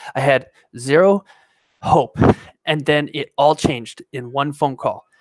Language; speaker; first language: English; native; English